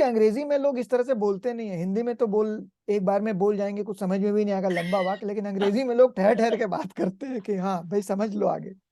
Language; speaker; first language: Hindi; native; Hindi